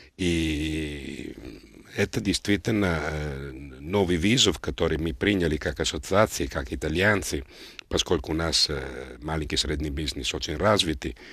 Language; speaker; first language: Russian; non-native, fluent; Italian